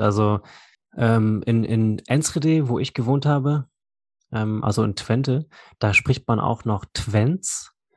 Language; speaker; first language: German; native; German